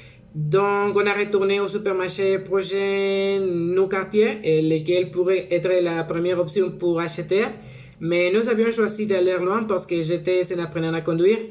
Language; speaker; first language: French; non-native, learner; Spanish